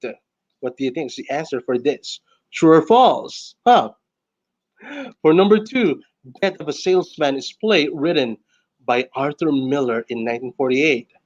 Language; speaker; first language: English; non-native, local second language; Filipino